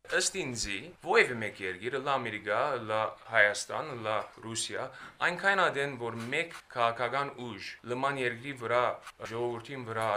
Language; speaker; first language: Armenian; early bilingual, heritage; Armenian